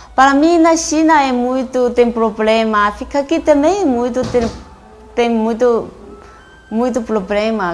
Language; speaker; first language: Portuguese; non-native, learner; Chinese